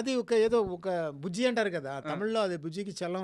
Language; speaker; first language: Telugu; non-native, fluent; Tamil